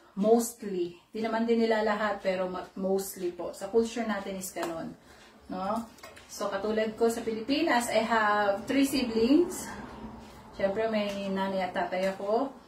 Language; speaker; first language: Filipino; native; Filipino